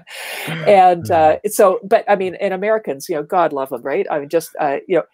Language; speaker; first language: English; native; English